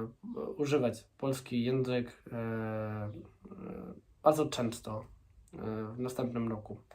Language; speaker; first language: Polish; non-native, learner; Spanish